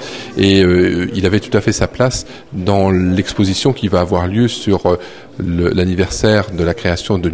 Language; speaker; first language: French; native; French